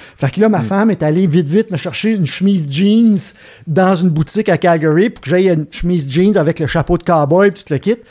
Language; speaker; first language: French; native; French